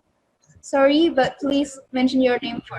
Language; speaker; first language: English; non-native, learner; Indonesian